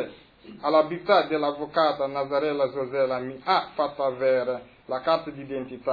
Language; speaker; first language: Italian; non-native, fluent; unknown